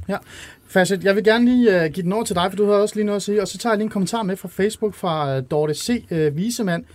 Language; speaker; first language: Danish; early bilingual, other home language; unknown